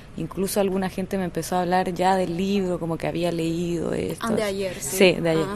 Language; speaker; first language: Spanish; native; Spanish